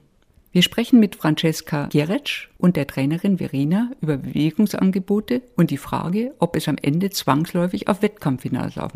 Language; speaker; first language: German; native; German